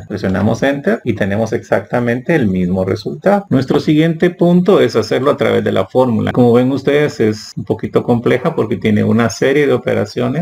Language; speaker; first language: Spanish; native; Spanish